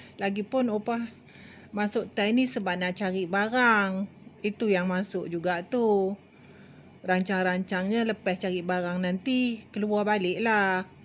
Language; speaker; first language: Malay; native; Malay